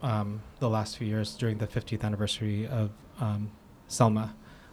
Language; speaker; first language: English; native; English